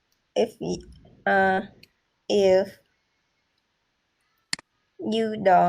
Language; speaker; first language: English; non-native, learner; Vietnamese